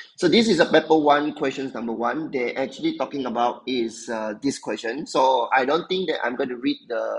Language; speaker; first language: English; non-native, local second language; Chinese